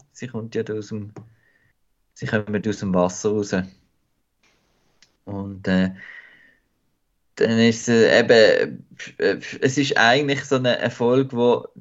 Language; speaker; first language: German; native; German